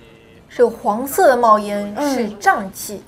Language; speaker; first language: Chinese; native; Chinese